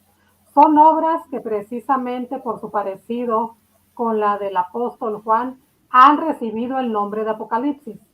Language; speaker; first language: Spanish; native; Spanish